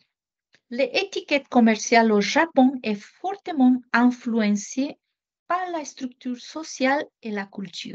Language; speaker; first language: French; non-native, fluent; Japanese